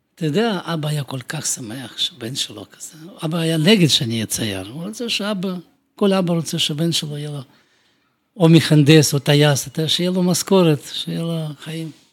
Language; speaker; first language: Hebrew; non-native, fluent; Russian